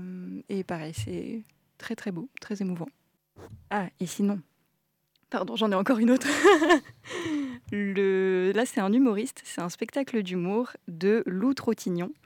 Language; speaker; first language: French; native; French